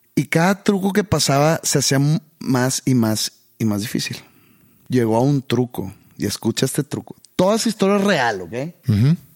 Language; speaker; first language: Spanish; native; Spanish